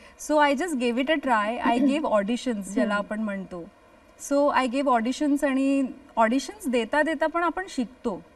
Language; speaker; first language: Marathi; native; Marathi